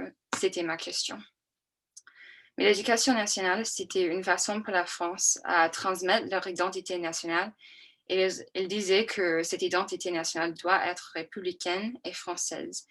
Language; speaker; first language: French; non-native, fluent; English